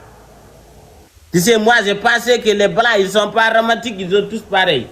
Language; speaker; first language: French; non-native, local second language; Fula